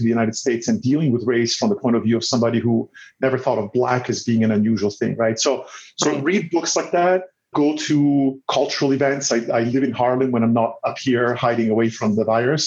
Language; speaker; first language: English; non-native, fluent; Italian